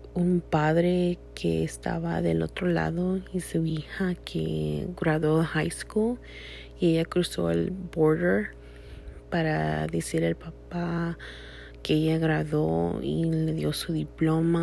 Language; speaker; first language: Spanish; early bilingual, heritage; Spanish